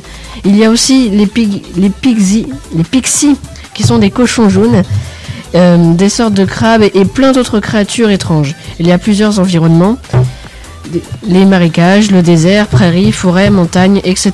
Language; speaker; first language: French; native; French